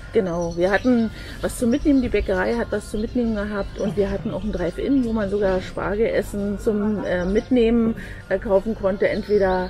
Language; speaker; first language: German; native; German